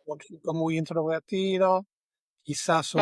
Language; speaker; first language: Spanish; non-native, fluent; German